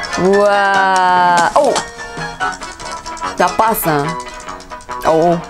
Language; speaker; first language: Russian; non-native, learner; Korean